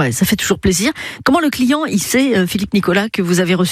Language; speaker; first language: French; native; French